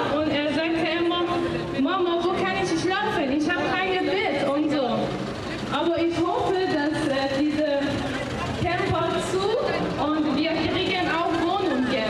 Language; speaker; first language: German; non-native, learner; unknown